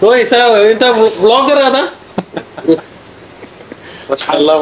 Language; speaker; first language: Arabic; non-native, learner; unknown